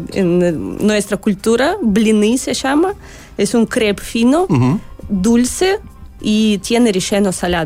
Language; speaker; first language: Spanish; non-native, learner; Russian